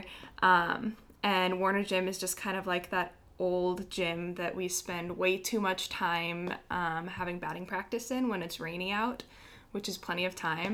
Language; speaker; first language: English; native; English